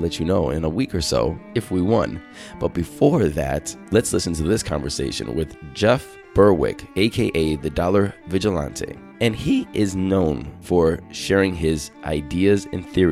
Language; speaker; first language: English; native; English